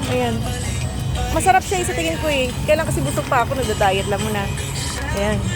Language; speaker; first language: Filipino; non-native, local second language; Hiligaynon